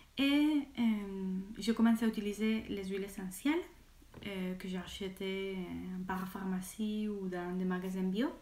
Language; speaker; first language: French; non-native, fluent; Spanish